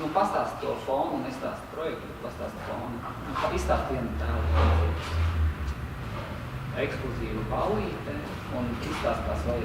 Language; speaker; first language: Latvian; native; Latvian